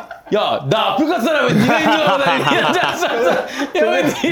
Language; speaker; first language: Korean; early bilingual, other home language; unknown